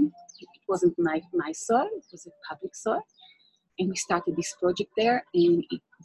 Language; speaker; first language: English; non-native, fluent; Hebrew